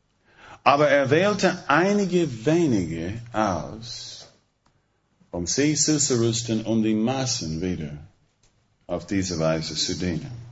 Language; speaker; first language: German; non-native, fluent; English